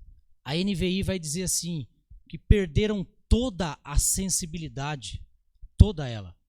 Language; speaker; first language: Portuguese; native; Portuguese